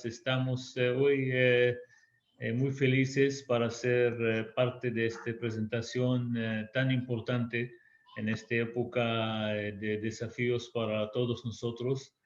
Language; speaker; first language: Spanish; non-native, fluent; Hebrew